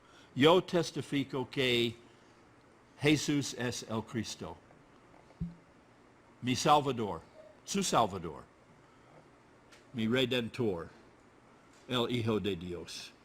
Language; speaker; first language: Spanish; non-native, learner; English